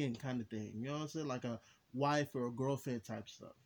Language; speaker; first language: English; early bilingual, other home language; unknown